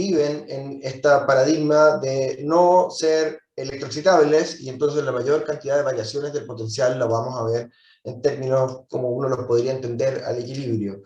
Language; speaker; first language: Spanish; native; Spanish